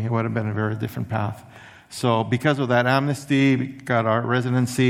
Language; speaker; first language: English; early bilingual, other home language; Spanish